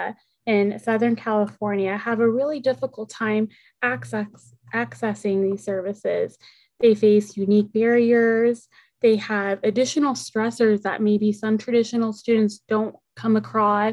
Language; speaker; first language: English; early bilingual, other home language; Spanish